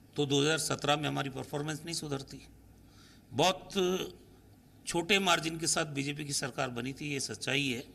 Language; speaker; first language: Hindi; native; Hindi